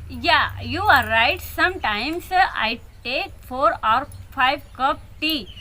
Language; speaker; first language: English; non-native, learner; Hindi